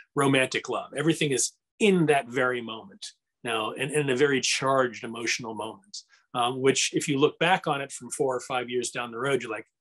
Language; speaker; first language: English; native; English